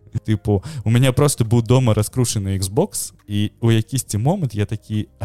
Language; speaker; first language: Belarusian; non-native, local second language; Russian